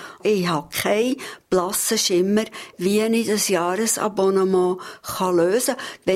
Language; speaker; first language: German; native; German